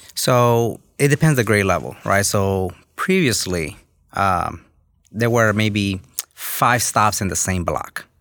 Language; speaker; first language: English; early bilingual, other home language; Spanish